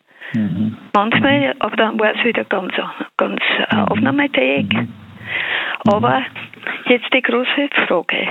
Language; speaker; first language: German; native; German